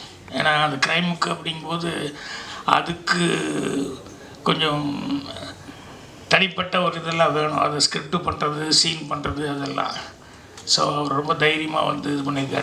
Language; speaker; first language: Tamil; native; Tamil